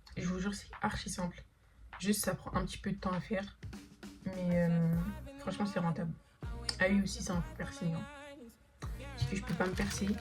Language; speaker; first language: French; native; French